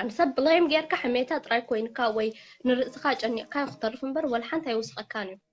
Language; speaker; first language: Tigrinya; early bilingual, heritage; Tigrinya